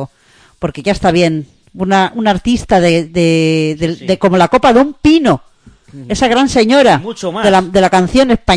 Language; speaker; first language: Spanish; native; Spanish